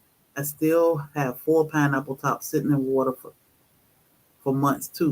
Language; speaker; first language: English; native; English